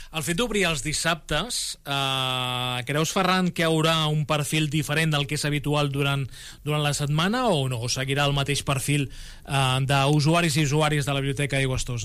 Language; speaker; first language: Catalan; native; Catalan